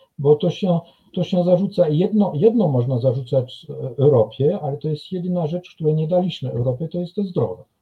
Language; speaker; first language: Polish; non-native, fluent; French